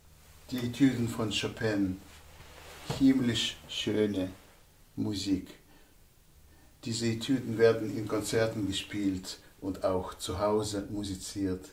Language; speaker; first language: German; non-native, fluent; Russian